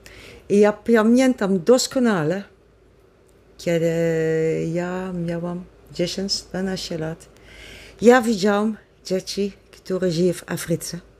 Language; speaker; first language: Polish; non-native, learner; Dutch